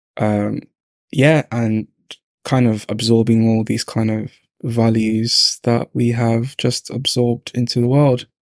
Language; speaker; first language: English; native; English